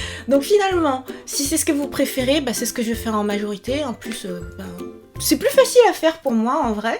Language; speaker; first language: French; native; French